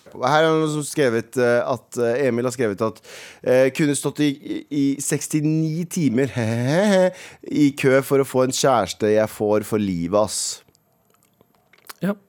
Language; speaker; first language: Norwegian; early bilingual, other home language; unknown